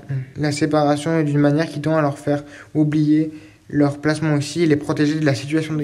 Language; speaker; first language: French; native; French